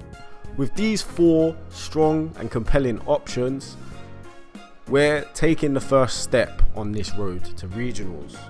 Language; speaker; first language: English; native; English